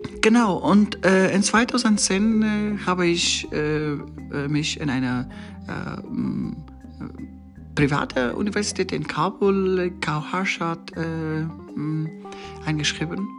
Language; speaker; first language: German; non-native, learner; Persian